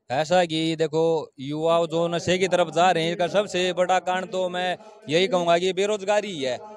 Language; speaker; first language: Hindi; native; Hindi